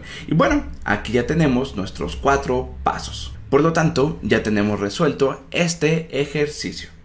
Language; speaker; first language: Spanish; native; Spanish